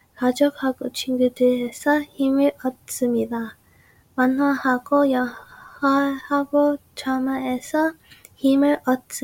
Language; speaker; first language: Korean; non-native, learner; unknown